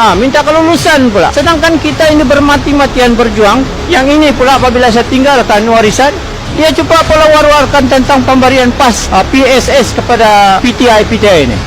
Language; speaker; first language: Malay; non-native, local second language; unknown